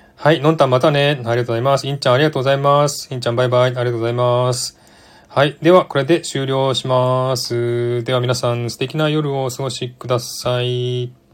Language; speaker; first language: Japanese; native; Japanese